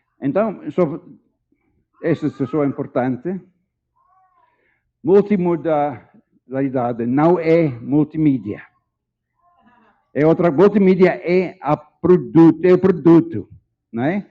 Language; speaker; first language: Portuguese; non-native, fluent; Dutch